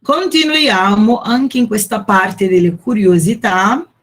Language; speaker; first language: Italian; non-native, fluent; Portuguese